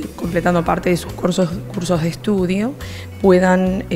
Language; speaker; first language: Spanish; native; Spanish